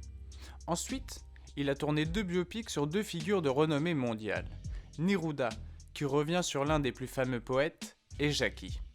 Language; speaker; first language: French; native; French